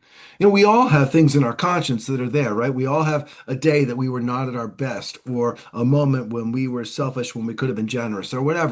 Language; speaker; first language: English; native; English